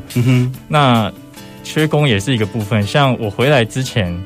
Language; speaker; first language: Chinese; native; Chinese